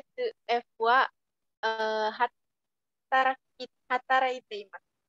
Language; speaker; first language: Japanese; non-native, learner; Indonesian